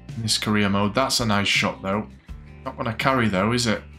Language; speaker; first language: English; native; English